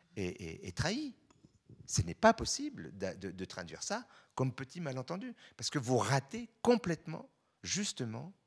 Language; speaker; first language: French; native; French